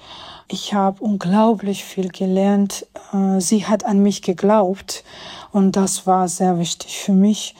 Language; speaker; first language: German; non-native, fluent; Georgian